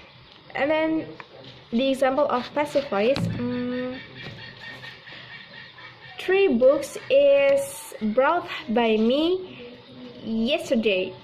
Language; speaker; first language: English; non-native, learner; Indonesian